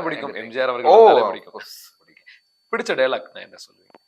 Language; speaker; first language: Tamil; native; Tamil